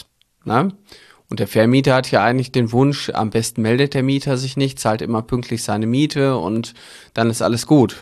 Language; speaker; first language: German; native; German